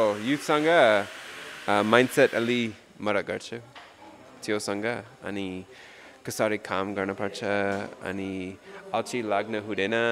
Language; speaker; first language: Nepali; non-native, learner; English